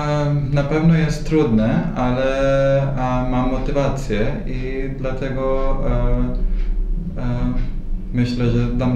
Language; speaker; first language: Polish; non-native, learner; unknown